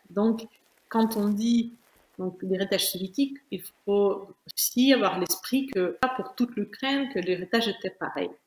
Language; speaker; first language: French; non-native, fluent; Ukrainian